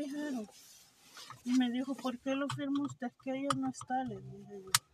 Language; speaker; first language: Spanish; native; Spanish